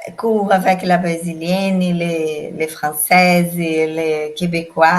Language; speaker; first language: French; non-native, learner; Portuguese